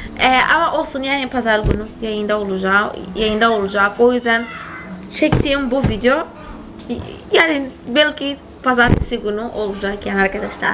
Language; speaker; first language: Turkish; non-native, fluent; Portuguese